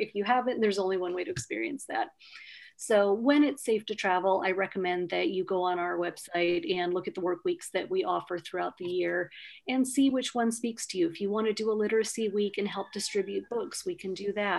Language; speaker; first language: English; native; English